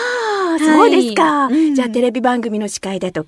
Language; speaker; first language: Japanese; native; Japanese